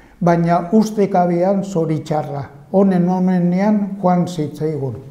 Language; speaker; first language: Basque; native; Basque